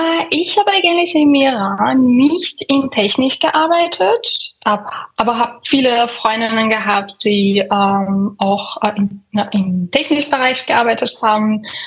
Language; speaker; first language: German; non-native, fluent; Persian